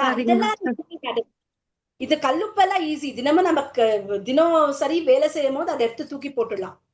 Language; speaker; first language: Tamil; native; Tamil